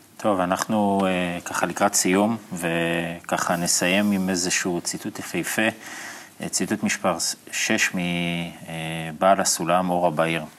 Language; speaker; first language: Hebrew; native; Hebrew